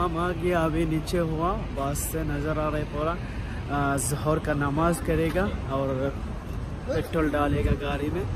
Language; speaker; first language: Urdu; non-native, learner; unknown